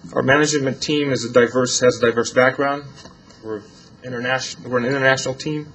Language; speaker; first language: English; non-native, fluent; Polish